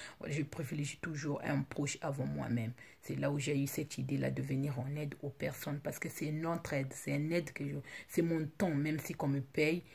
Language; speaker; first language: French; non-native, local second language; Lingala